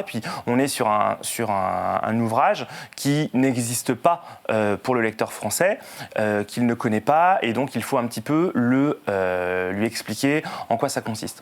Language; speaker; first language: French; native; French